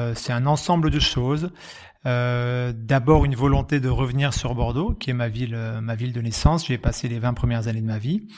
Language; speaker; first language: French; native; French